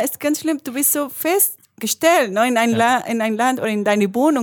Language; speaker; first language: German; non-native, learner; Spanish